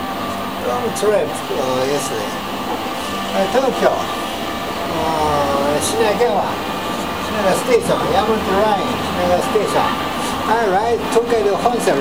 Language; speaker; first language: English; non-native, learner; Japanese